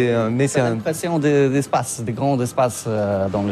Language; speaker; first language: French; non-native, learner; Polish